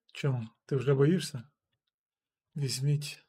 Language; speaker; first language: Ukrainian; native; Ukrainian